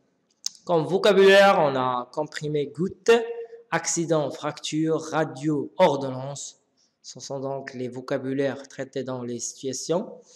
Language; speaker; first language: French; non-native, local second language; Arabic